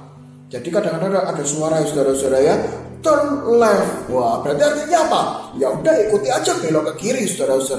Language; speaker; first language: Indonesian; native; Indonesian